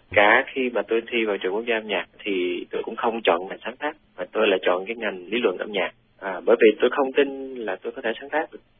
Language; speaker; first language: Vietnamese; native; Vietnamese